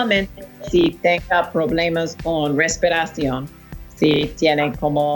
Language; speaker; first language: Spanish; non-native, fluent; English